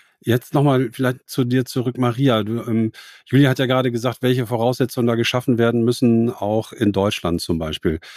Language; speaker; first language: German; native; German